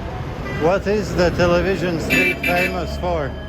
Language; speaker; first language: English; non-native, fluent; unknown